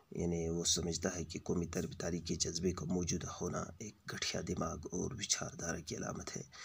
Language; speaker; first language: Hindi; native; Hindi